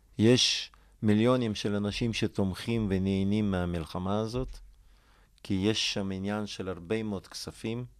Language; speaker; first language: Hebrew; non-native, fluent; Russian